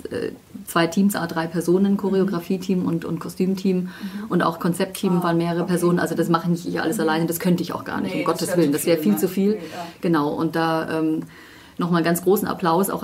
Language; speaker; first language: German; native; German